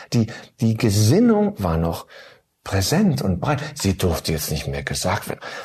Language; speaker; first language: German; early bilingual, other home language; Turkish